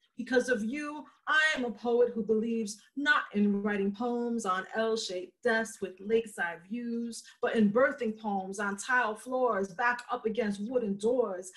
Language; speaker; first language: English; early bilingual, other home language; Spanish